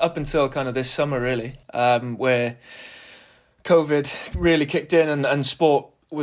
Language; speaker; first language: English; native; English